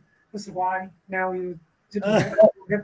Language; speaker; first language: English; non-native, learner; Vietnamese